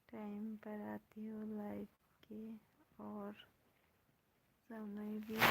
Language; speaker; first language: Hindi; non-native, local second language; Bangla